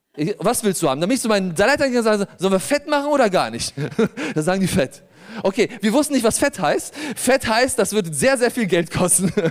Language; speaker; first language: German; early bilingual, other home language; Polish